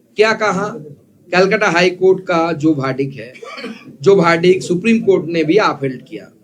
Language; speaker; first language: Hindi; non-native, local second language; Bangla